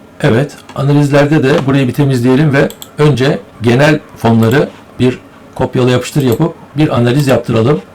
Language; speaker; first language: Turkish; native; Turkish